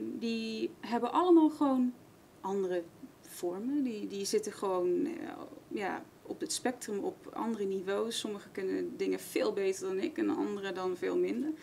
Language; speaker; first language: Dutch; non-native, fluent; English